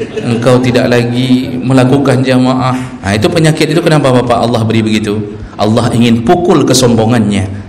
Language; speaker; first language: Malay; non-native, local second language; Achinese